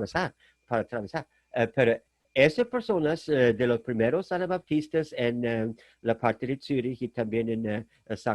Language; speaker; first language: Spanish; non-native, fluent; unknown